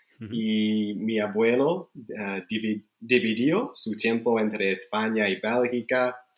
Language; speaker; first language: Spanish; non-native, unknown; Dutch